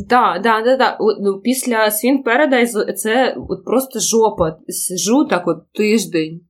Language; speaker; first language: Ukrainian; non-native, local second language; Russian